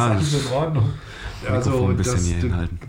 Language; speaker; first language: German; native; German